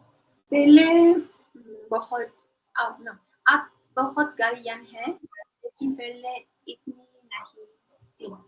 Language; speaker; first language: Hindi; non-native, learner; Spanish